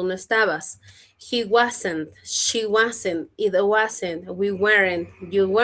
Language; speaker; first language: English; non-native, learner; Spanish